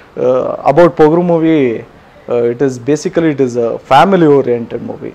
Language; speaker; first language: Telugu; non-native, learner; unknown